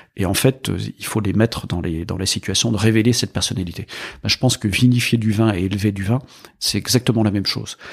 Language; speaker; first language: French; native; French